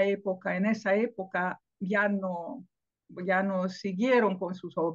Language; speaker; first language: Spanish; non-native, fluent; Dutch